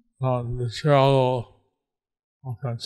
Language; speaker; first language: Spanish; non-native, learner; English